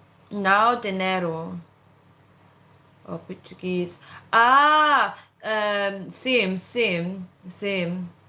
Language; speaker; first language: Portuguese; non-native, learner; English